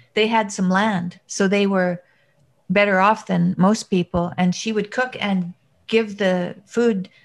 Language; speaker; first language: English; native; English